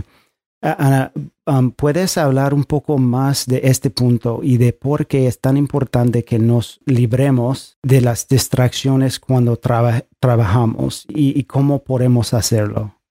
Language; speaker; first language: Spanish; non-native, fluent; English